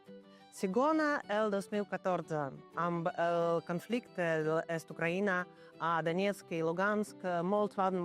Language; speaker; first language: Catalan; non-native, learner; Ukrainian